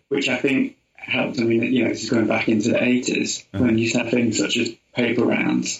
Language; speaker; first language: English; native; English